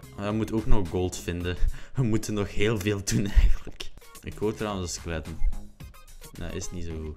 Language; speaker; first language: Dutch; native; Dutch